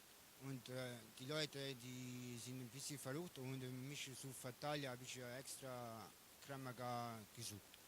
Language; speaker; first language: German; non-native, learner; Italian